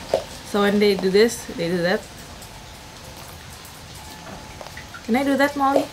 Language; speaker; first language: English; non-native, fluent; Indonesian